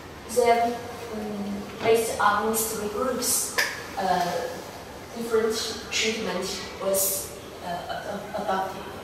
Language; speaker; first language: English; non-native, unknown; Chinese